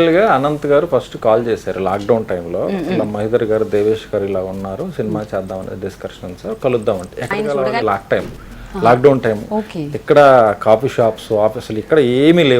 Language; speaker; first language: Telugu; native; Telugu